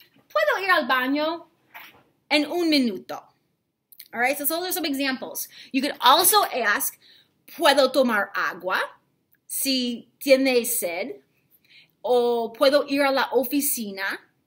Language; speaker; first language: Spanish; non-native, fluent; English